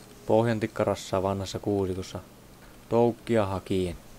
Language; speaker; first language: Finnish; native; Finnish